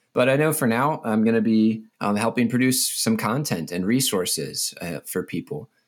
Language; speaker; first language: English; native; English